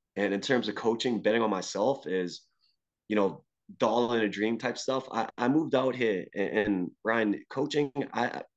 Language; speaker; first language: English; native; English